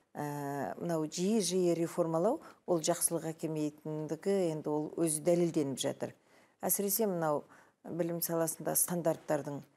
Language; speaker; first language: Kazakh; native; Kazakh